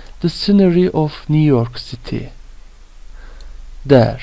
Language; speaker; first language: English; non-native, fluent; Turkish